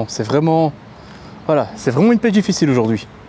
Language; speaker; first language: French; native; French